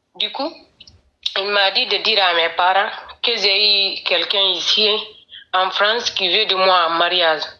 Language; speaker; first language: French; non-native, local second language; Fula